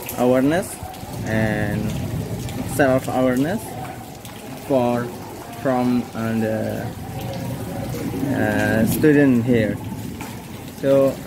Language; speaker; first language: English; non-native, learner; Indonesian